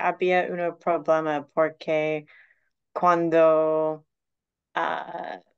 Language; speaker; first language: Spanish; non-native, learner; English